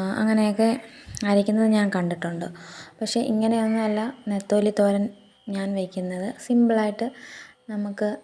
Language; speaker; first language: Malayalam; native; Malayalam